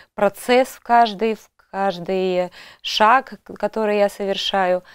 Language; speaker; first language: Russian; native; Russian